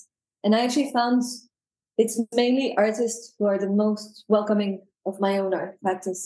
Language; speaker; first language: English; non-native, fluent; French